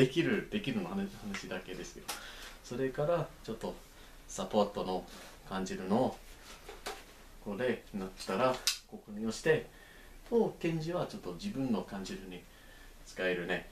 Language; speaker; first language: Japanese; non-native, learner; English